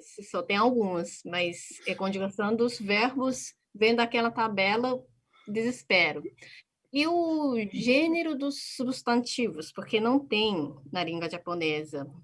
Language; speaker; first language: Portuguese; non-native, fluent; Japanese